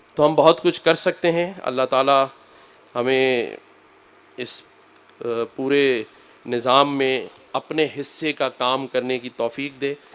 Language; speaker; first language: Urdu; native; Urdu